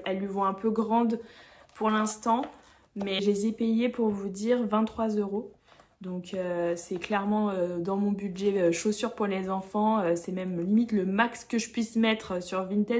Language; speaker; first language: French; native; French